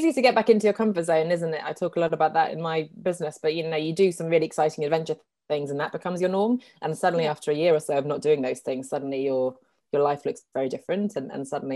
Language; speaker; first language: English; native; English